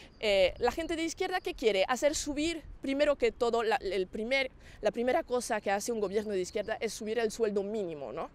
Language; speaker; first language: Spanish; non-native, fluent; French